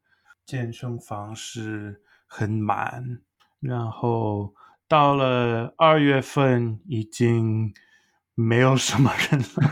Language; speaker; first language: Chinese; non-native, fluent; English